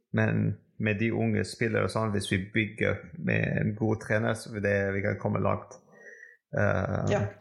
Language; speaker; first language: Norwegian; non-native, fluent; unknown